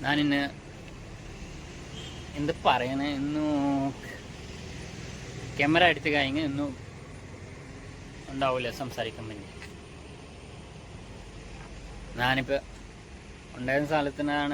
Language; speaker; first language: Malayalam; non-native, local second language; Assamese